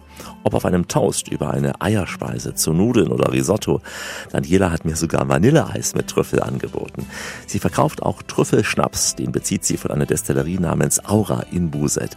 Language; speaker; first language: German; native; German